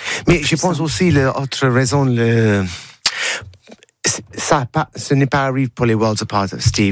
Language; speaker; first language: French; non-native, learner; English